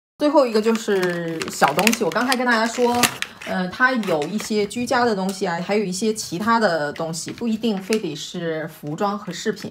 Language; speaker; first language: Chinese; native; Chinese